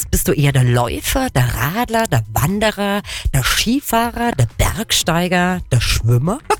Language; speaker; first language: German; native; German